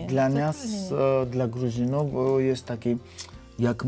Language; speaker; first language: Polish; non-native, learner; Georgian